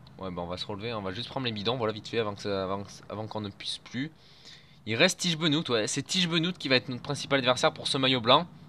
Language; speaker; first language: French; native; French